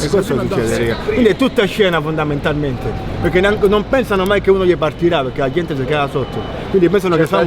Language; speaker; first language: Italian; native; Italian